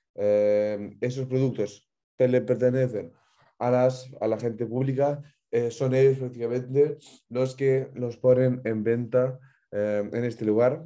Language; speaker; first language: Spanish; non-native, fluent; Ukrainian